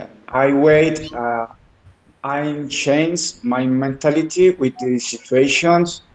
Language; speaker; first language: English; non-native, learner; Spanish